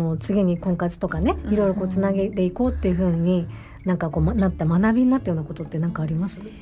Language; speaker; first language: Japanese; native; Japanese